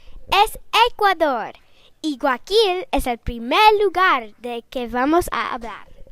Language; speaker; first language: Spanish; non-native, learner; English